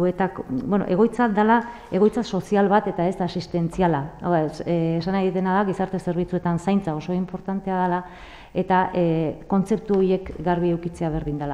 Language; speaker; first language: Basque; native; Basque